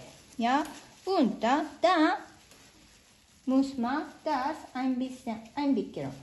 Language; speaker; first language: German; non-native, learner; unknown